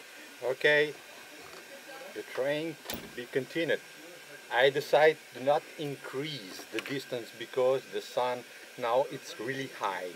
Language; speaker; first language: English; non-native, learner; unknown